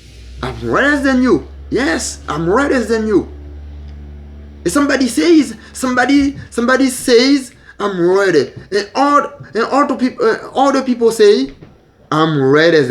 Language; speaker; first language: English; non-native, learner; Haitian Creole